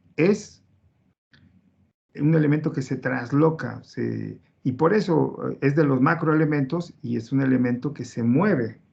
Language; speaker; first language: Spanish; native; Spanish